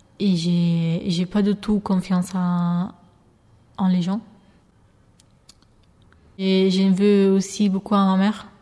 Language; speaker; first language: French; non-native, fluent; Albanian